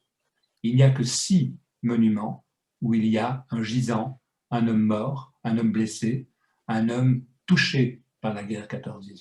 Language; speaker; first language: French; native; French